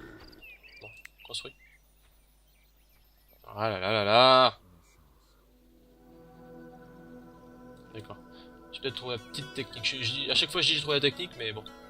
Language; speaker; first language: French; native; French